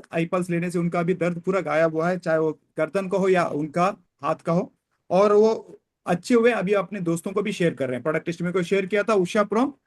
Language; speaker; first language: Hindi; non-native, local second language; Kannada